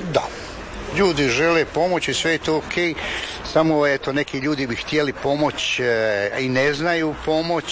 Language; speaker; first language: Serbian; native; Serbian